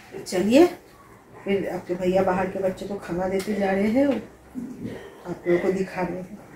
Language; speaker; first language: Hindi; non-native, local second language; Bangla